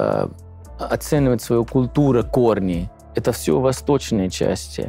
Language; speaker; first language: Russian; non-native, fluent; Punjabi